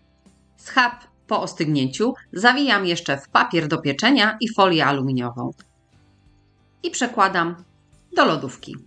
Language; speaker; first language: Polish; native; Polish